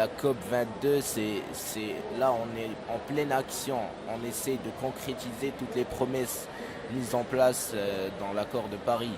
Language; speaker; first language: French; non-native, local second language; Arabic